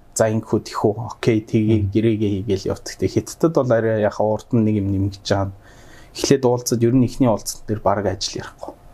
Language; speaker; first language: Mongolian; early bilingual, heritage; Mongolian